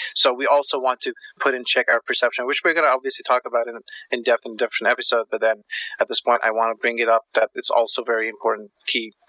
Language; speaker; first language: English; non-native, fluent; German